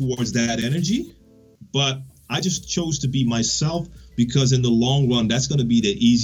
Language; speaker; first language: English; non-native, fluent; Dutch